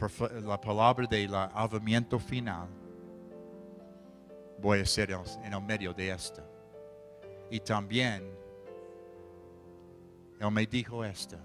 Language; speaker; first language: Spanish; non-native, fluent; English